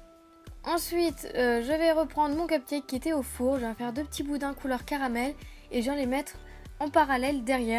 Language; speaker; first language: French; native; French